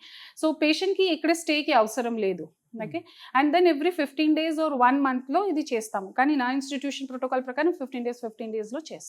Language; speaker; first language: Telugu; non-native, fluent; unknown